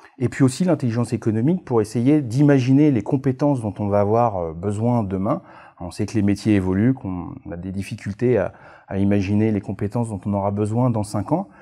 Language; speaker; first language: French; native; French